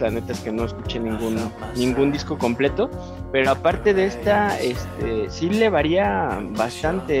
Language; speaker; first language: Spanish; native; Spanish